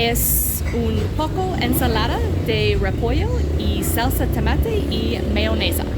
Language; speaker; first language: Spanish; non-native, learner; English